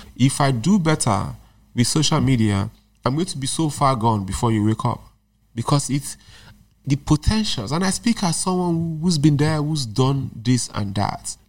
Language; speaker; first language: English; non-native, local second language; Yoruba